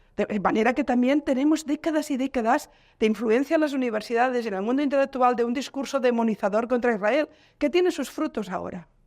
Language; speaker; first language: Spanish; non-native, local second language; Catalan